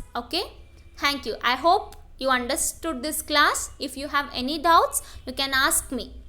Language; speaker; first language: English; non-native, local second language; Kannada